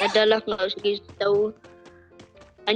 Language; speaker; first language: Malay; non-native, local second language; Minangkabau